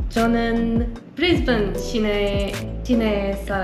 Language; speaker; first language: Korean; non-native, learner; English